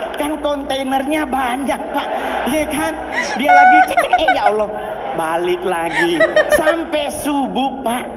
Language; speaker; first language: Indonesian; native; Indonesian